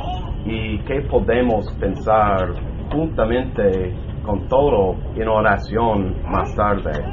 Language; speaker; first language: Spanish; non-native, learner; English